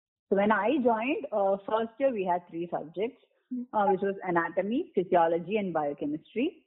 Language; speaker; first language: English; non-native, local second language; Malayalam